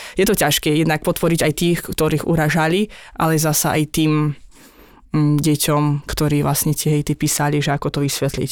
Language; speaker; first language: Slovak; non-native, fluent; Azerbaijani